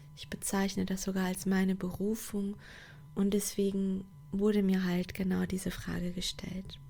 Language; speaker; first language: German; non-native, fluent; Portuguese